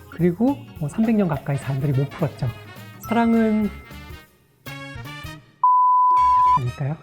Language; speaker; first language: Korean; native; Korean